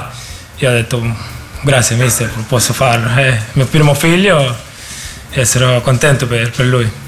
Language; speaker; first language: Italian; non-native, learner; Spanish